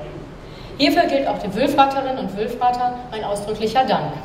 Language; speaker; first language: German; native; German